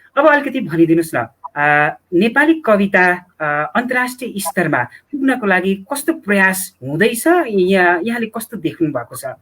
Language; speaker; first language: Nepali; native; Nepali